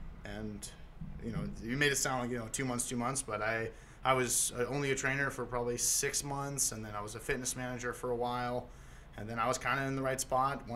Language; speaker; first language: English; native; English